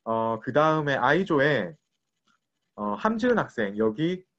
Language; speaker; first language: Korean; native; Korean